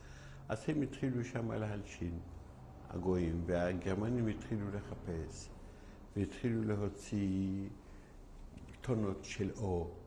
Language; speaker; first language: Hebrew; non-native, fluent; Yiddish